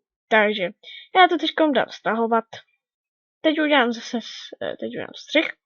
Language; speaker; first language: Czech; native; Czech